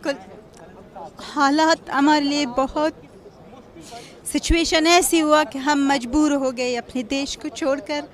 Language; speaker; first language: Hindi; non-native, learner; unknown